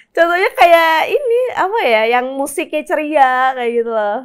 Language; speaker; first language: Indonesian; native; Indonesian